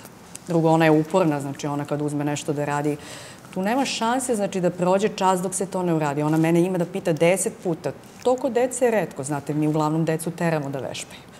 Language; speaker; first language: Serbian; native; Serbian